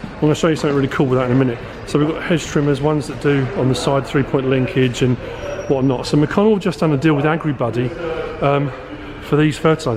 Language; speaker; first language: English; native; English